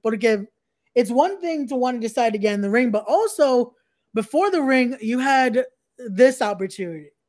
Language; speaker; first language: English; early bilingual, other home language; Spanish